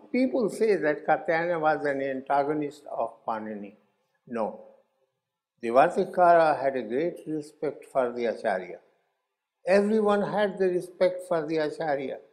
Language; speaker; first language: English; non-native, local second language; Hindi